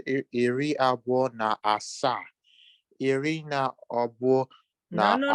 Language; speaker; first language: Igbo; non-native, local second language; English